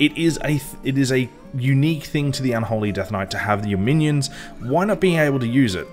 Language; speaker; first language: English; native; English